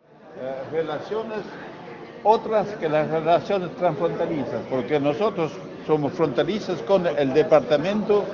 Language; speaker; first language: Spanish; non-native, learner; French